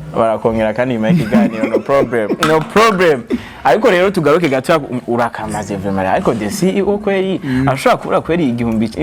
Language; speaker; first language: Rundi; native; Rundi